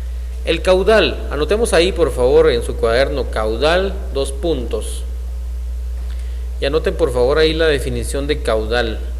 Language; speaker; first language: Spanish; native; Spanish